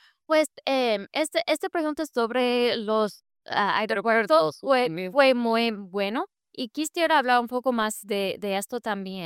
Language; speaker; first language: Spanish; non-native, fluent; English